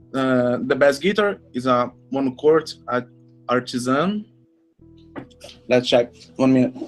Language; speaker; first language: English; non-native, learner; Portuguese